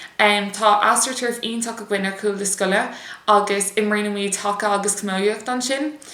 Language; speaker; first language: Irish; non-native, local second language; English